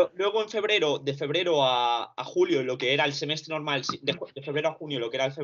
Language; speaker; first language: Spanish; early bilingual, other home language; Romanian